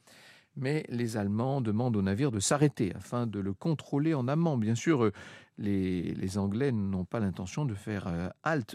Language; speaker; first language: French; native; French